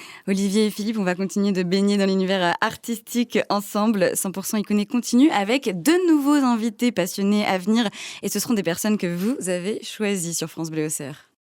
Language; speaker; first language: French; native; French